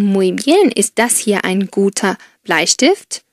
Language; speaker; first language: German; non-native, fluent; Spanish